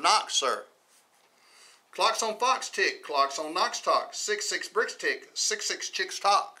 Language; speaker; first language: English; native; English